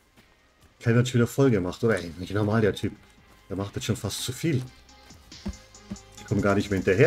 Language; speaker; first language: German; native; German